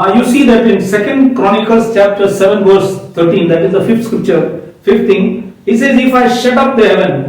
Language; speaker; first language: English; non-native, local second language; Hindi